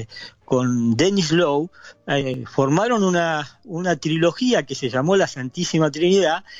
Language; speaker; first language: Spanish; native; Spanish